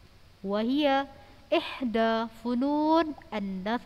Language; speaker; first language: Arabic; non-native, fluent; Indonesian